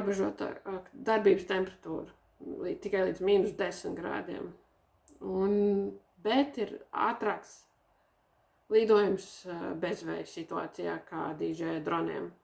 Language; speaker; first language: Latvian; native; Latvian